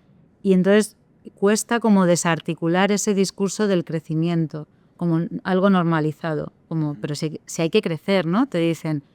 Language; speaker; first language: Spanish; native; Spanish